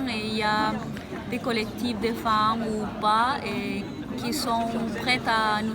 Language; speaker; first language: French; non-native, fluent; Spanish